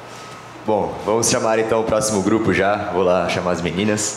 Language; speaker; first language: Portuguese; native; Portuguese